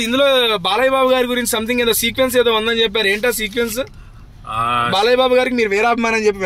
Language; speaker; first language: Telugu; native; Telugu